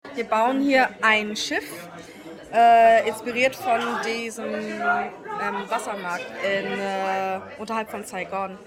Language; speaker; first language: German; early bilingual, other home language; Vietnamese